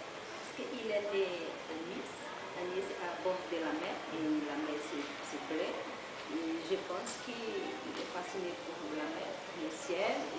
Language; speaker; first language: French; non-native, learner; Portuguese